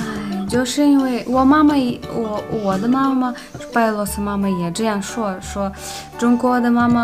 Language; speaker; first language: Chinese; non-native, fluent; Russian